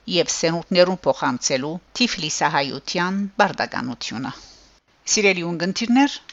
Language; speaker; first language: Armenian; early bilingual, heritage; Armenian